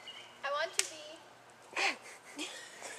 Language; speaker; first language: English; native; English